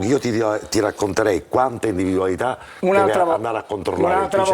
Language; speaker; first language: Italian; native; Italian